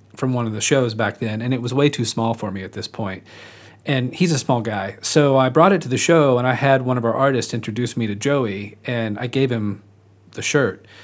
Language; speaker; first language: English; native; English